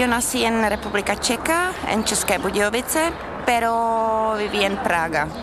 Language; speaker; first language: Spanish; non-native, fluent; Czech